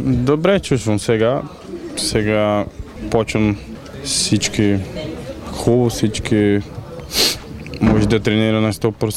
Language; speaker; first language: Bulgarian; non-native, learner; Portuguese